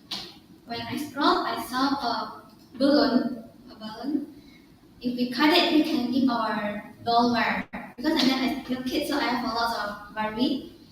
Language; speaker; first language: English; non-native, learner; Indonesian